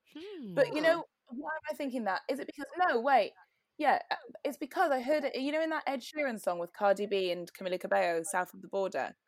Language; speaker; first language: English; native; English